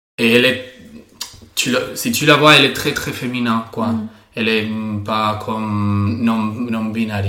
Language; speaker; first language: French; non-native, learner; Spanish